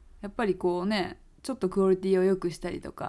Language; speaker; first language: Japanese; native; Japanese